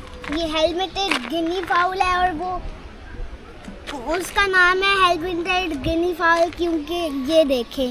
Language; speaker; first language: Hindi; early bilingual, heritage; Urdu